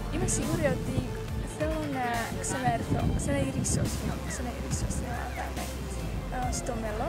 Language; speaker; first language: Greek; non-native, fluent; Czech